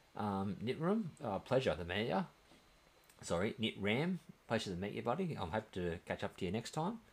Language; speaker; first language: English; native; English